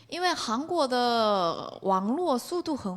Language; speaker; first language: Chinese; non-native, fluent; Korean